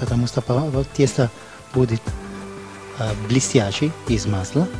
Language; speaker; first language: Russian; non-native, learner; Italian